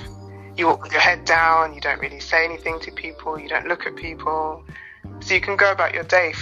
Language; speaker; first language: English; native; English